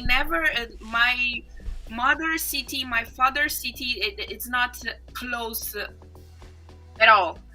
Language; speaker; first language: English; non-native, fluent; Portuguese